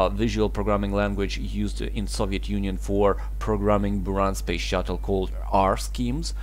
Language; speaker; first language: English; non-native, fluent; Russian